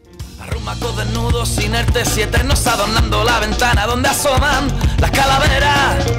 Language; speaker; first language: Spanish; native; Spanish